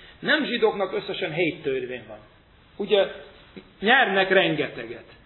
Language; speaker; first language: Hungarian; non-native, fluent; English